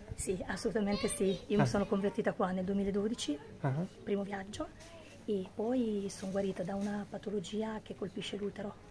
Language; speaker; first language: Italian; native; Italian